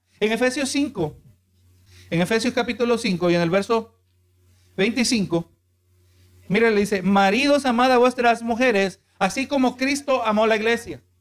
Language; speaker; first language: Spanish; native; Spanish